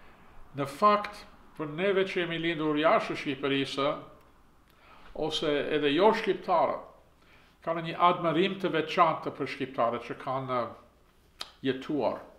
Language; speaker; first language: Albanian; early bilingual, heritage; Albanian